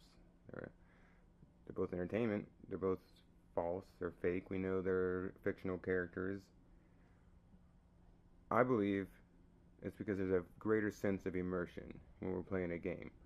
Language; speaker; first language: English; native; English